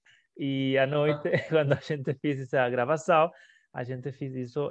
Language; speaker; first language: Portuguese; non-native, fluent; Spanish